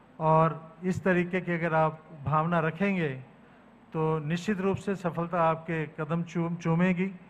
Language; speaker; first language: Hindi; native; Hindi